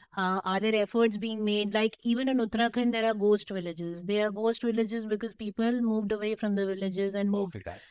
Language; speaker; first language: English; non-native, local second language; Hindi